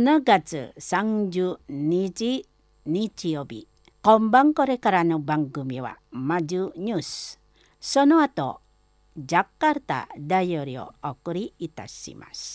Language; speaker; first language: Japanese; non-native, fluent; Indonesian